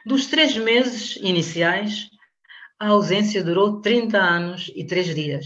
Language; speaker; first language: Portuguese; non-native, local second language; Kabuverdianu